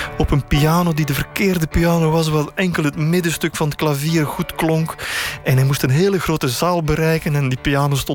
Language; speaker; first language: Dutch; native; Dutch